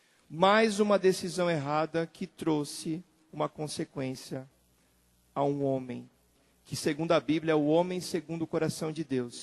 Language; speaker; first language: Portuguese; native; Portuguese